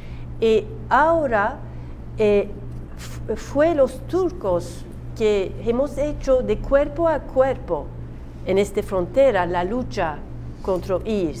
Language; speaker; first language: Spanish; non-native, learner; Turkish